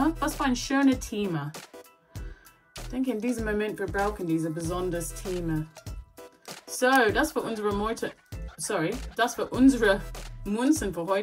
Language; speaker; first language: German; non-native, learner; English